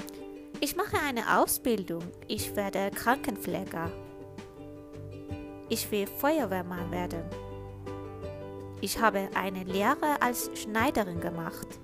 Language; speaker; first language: German; non-native, fluent; Persian